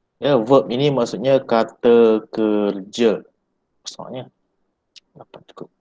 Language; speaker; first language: Malay; native; Malay